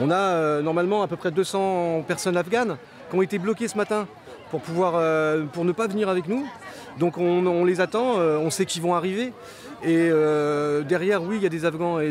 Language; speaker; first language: French; native; French